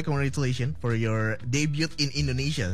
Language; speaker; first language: English; non-native, fluent; Indonesian